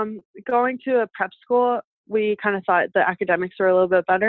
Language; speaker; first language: English; native; English